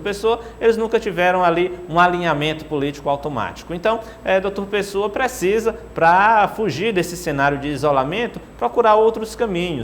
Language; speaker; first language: Portuguese; native; Portuguese